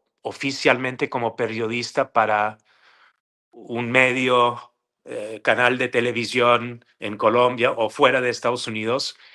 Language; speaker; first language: Spanish; non-native, fluent; English